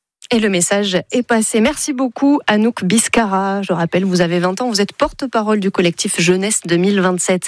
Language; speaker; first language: French; native; French